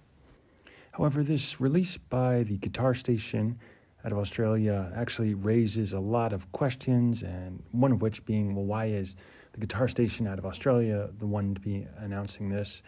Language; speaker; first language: English; native; English